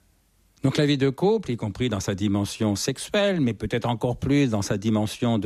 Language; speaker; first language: French; native; French